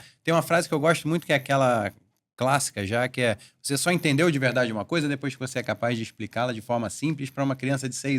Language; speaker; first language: Portuguese; native; Portuguese